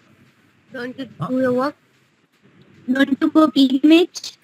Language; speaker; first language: English; non-native, learner; Hindi